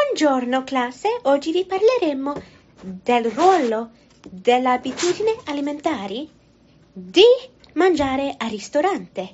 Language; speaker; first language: Italian; non-native, learner; English